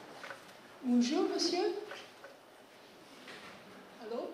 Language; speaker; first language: French; non-native, fluent; Czech